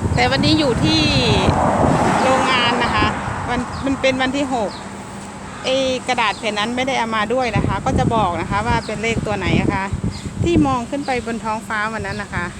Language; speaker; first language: Thai; non-native, local second language; Northeastern Thai